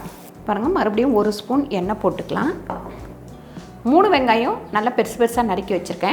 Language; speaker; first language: Tamil; native; Tamil